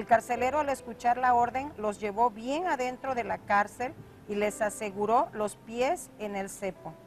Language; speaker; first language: Spanish; native; Spanish